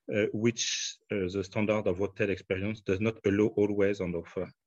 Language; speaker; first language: English; non-native, fluent; French